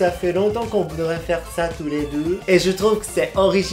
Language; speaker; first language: French; non-native, fluent; Japanese